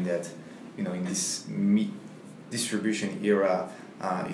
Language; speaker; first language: English; non-native, fluent; French